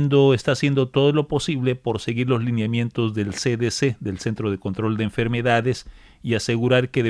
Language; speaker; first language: Spanish; native; Spanish